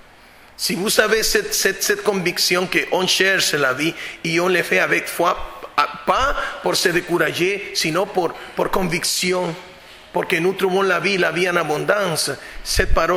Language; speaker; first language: French; non-native, fluent; Spanish